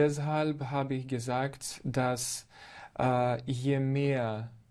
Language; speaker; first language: German; non-native, fluent; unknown